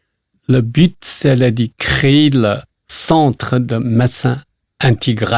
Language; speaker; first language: French; non-native, learner; Chinese